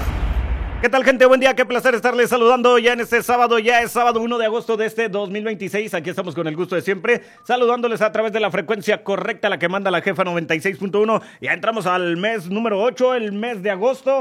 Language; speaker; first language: Spanish; native; Spanish